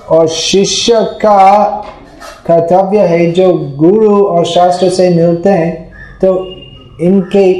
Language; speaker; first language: Hindi; non-native, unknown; English